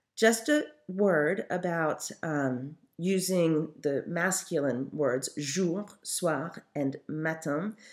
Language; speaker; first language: English; native; English